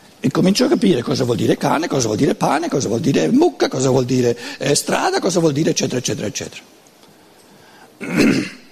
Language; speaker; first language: Italian; non-native, local second language; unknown